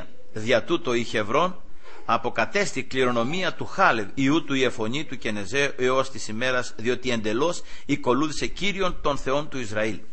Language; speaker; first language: Greek; native; Greek